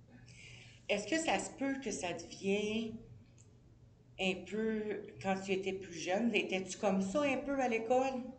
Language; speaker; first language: French; native; French